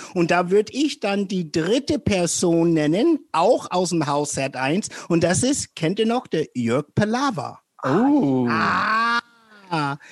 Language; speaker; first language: German; non-native, fluent; English